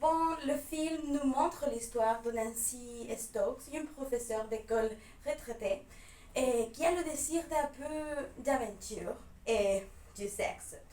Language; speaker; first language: French; non-native, fluent; Spanish